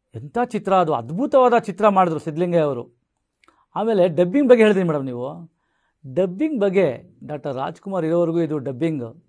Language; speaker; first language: Kannada; non-native, local second language; Marathi